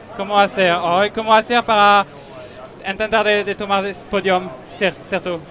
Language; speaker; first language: Spanish; non-native, learner; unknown